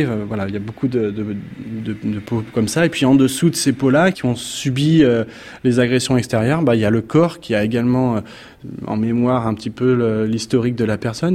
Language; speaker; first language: French; native; French